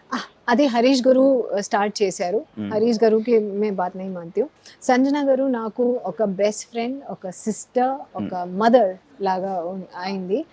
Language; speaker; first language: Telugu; non-native, learner; Hindi